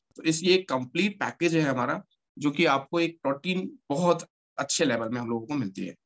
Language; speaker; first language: Hindi; native; Hindi